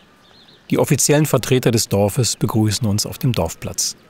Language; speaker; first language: German; native; German